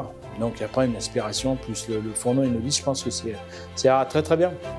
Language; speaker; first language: French; native; French